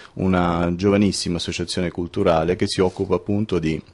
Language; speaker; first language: Italian; native; Italian